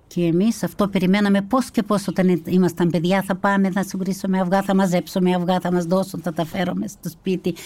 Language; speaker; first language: Greek; early bilingual, heritage; Kazakh